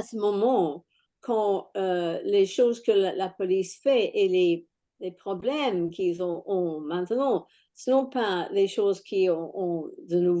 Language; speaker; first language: French; non-native, fluent; English